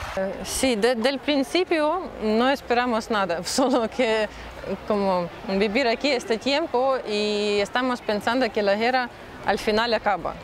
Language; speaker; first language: Spanish; non-native, learner; Russian